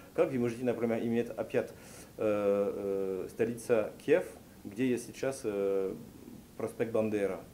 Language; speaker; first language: Russian; non-native, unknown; French